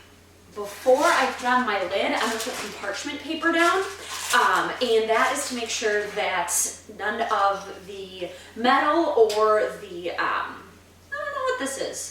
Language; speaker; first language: English; native; English